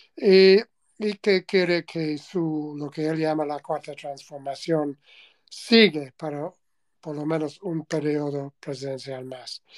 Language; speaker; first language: Spanish; non-native, fluent; English